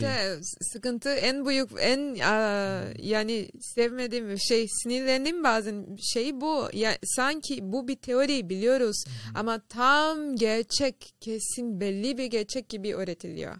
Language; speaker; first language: Turkish; non-native, learner; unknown